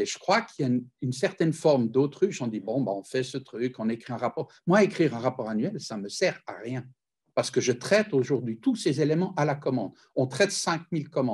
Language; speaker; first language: French; native; French